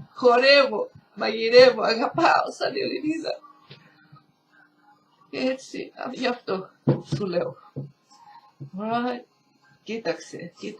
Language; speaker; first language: Greek; early bilingual, heritage; Greek